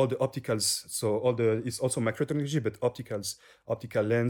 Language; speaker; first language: English; non-native, fluent; French